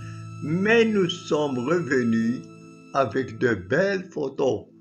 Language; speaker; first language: French; non-native, local second language; Arabic